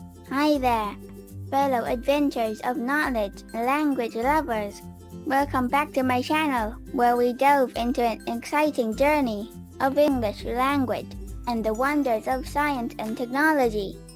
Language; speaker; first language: English; non-native, fluent; Thai